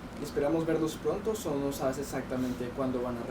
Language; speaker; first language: Spanish; native; Spanish